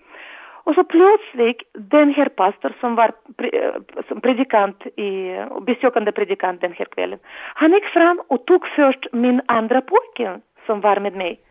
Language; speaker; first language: Swedish; non-native, fluent; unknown